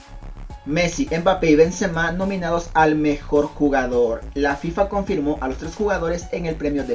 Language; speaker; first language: Spanish; native; Spanish